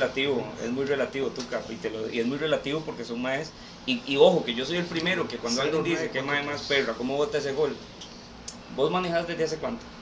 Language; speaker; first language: Spanish; native; Spanish